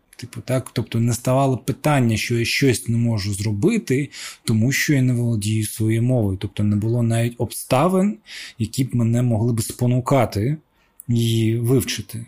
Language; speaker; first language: Ukrainian; non-native, local second language; Russian